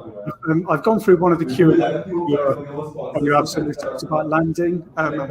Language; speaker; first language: English; native; English